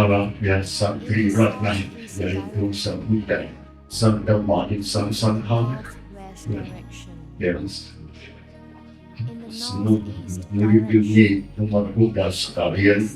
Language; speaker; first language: Indonesian; non-native, learner; Thai